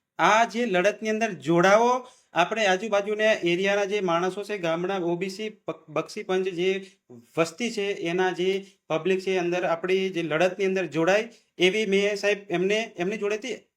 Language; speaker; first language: Gujarati; native; Gujarati